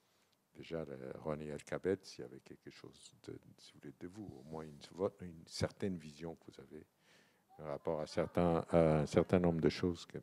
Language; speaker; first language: French; non-native, fluent; Portuguese